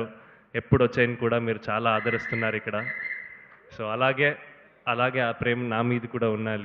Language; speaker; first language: Telugu; non-native, learner; Kannada